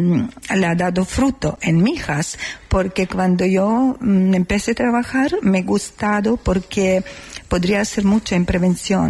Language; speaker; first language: Spanish; non-native, fluent; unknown